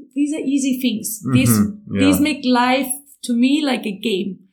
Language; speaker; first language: English; non-native, fluent; German